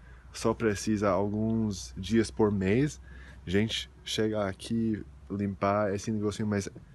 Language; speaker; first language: Portuguese; non-native, fluent; English